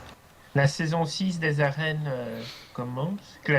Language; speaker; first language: French; native; French